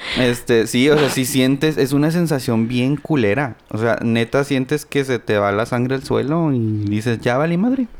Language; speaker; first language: Spanish; native; Spanish